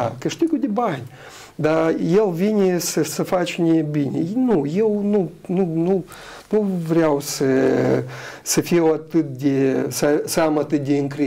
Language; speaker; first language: Romanian; non-native, local second language; Russian